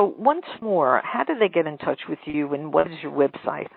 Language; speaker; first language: English; native; English